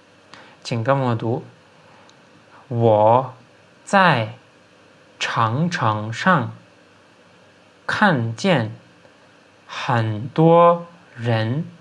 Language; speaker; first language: Chinese; non-native, fluent; Turkmen